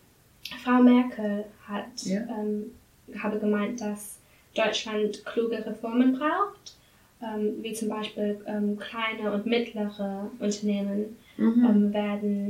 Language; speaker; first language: German; non-native, learner; English